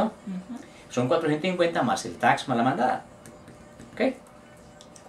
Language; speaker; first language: Spanish; native; Spanish